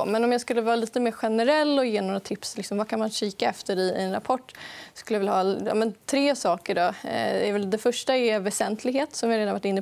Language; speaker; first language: Swedish; native; Swedish